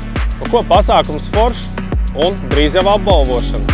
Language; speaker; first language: Latvian; native; Latvian